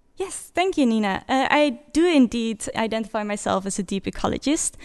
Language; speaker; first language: English; non-native, fluent; Dutch